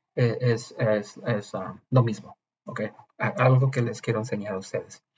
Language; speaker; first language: Spanish; early bilingual, heritage; Spanish